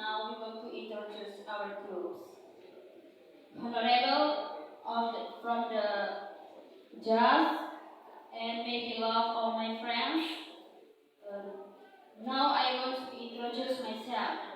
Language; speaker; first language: English; non-native, learner; Indonesian